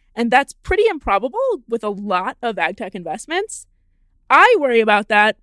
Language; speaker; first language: English; native; English